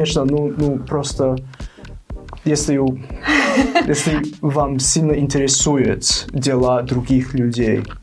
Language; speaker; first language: Russian; non-native, fluent; English